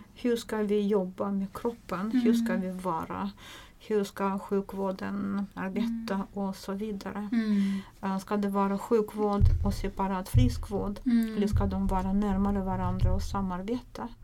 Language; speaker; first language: Swedish; non-native, fluent; Russian